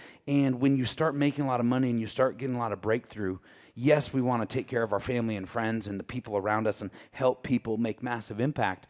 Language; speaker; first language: English; native; English